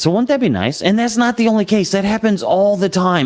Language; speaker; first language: English; native; English